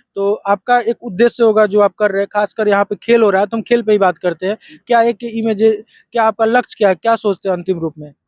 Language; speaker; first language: Hindi; native; Hindi